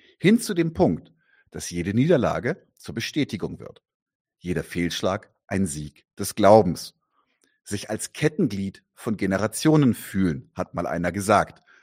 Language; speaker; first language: German; native; German